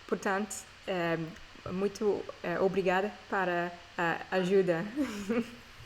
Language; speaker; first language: Portuguese; non-native, learner; English